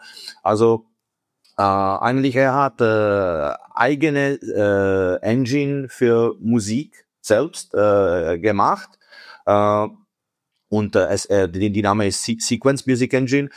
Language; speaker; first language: German; non-native, fluent; Czech